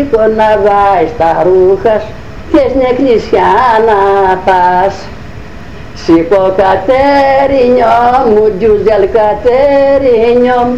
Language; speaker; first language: Greek; native; Greek